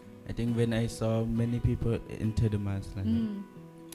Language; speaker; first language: English; non-native, learner; Thai